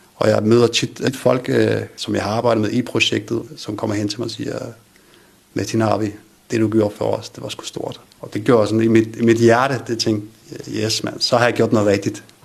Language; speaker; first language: Danish; early bilingual, other home language; Kurdish